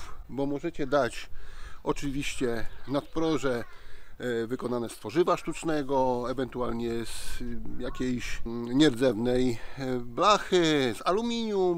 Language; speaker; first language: Polish; native; Polish